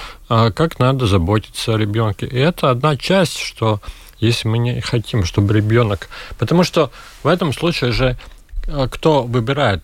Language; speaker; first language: Russian; non-native, local second language; Latvian